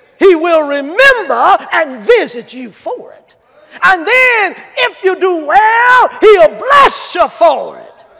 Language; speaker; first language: English; native; English